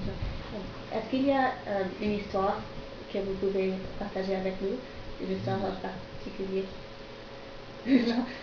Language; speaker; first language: French; non-native, learner; English